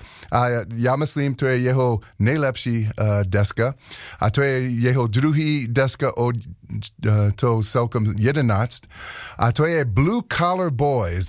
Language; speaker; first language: Czech; non-native, learner; English